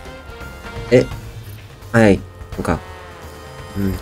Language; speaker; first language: Japanese; non-native, learner; German